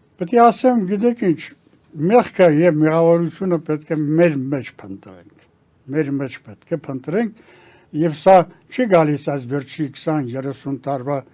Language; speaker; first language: Armenian; native; Armenian